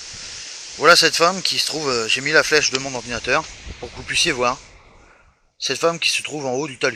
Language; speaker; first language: French; native; French